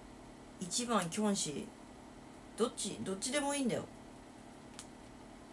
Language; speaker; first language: Japanese; native; Japanese